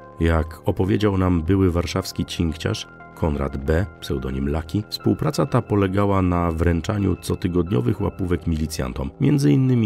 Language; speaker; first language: Polish; native; Polish